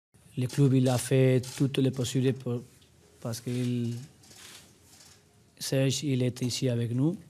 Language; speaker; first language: French; non-native, learner; Spanish